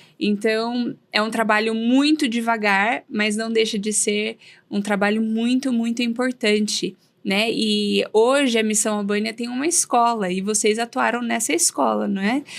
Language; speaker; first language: Portuguese; native; Portuguese